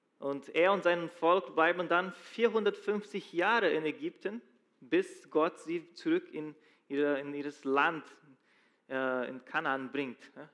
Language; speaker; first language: German; non-native, fluent; Portuguese